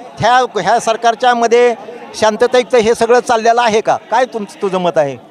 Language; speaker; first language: Marathi; native; Marathi